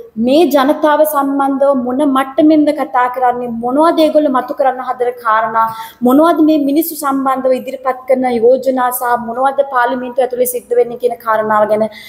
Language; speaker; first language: Sinhala; native; Sinhala